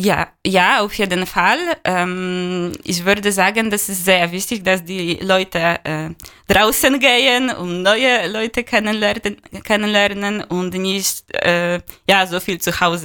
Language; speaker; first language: German; non-native, learner; Polish